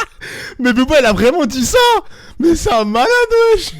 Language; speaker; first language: French; native; French